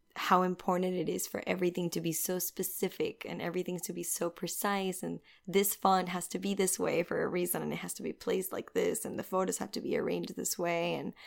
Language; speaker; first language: English; non-native, fluent; Spanish